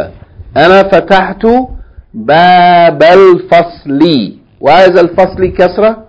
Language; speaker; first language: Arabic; non-native, fluent; English